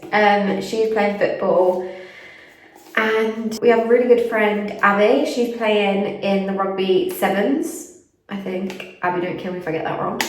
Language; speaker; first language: English; native; English